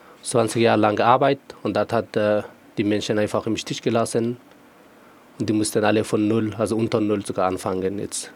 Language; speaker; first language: German; non-native, fluent; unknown